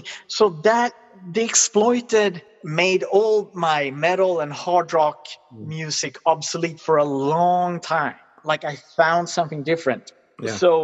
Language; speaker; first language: English; non-native, fluent; Swedish